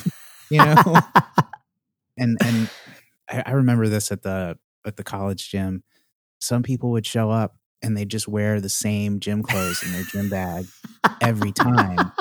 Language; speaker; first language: English; native; English